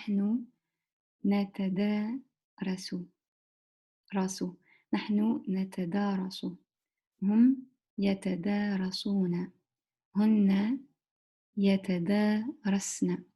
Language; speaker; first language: Arabic; non-native, learner; English